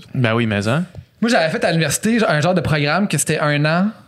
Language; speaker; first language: French; native; French